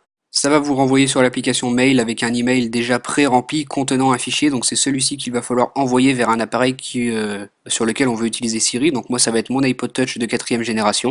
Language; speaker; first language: French; native; French